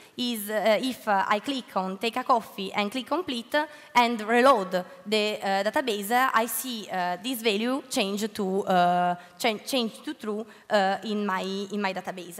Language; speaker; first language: English; non-native, learner; Italian